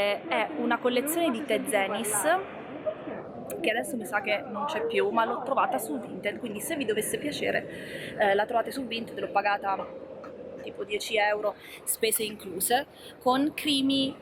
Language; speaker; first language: Italian; native; Italian